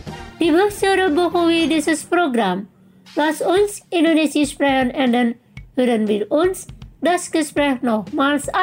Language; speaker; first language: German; non-native, local second language; Indonesian